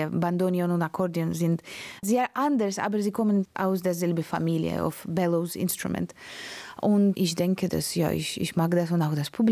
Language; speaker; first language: German; non-native, fluent; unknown